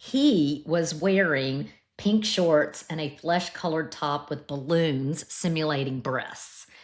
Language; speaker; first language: English; native; English